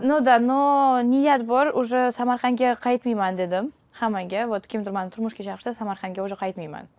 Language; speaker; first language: Uzbek; non-native, local second language; Russian